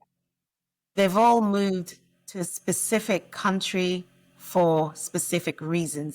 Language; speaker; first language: English; native; English